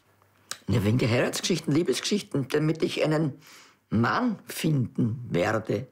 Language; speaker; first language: German; native; German